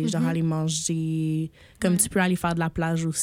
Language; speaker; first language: French; native; French